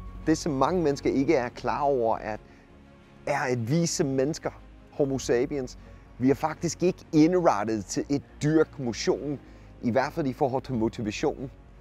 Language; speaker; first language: Danish; non-native, fluent; English